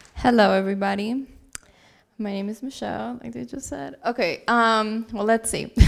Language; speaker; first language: English; native; English